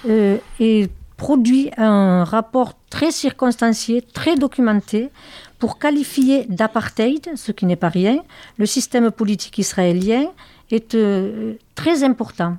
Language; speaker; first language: French; native; French